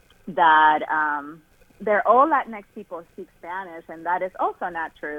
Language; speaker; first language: English; non-native, fluent; Spanish